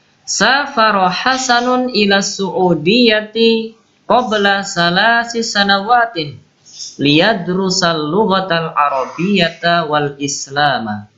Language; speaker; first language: Arabic; non-native, fluent; Indonesian